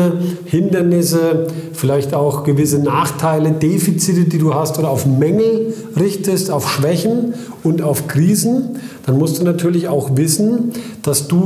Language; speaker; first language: German; native; German